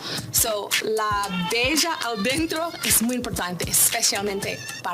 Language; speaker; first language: Spanish; non-native, learner; English